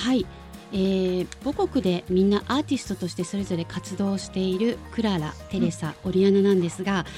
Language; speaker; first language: Japanese; native; Japanese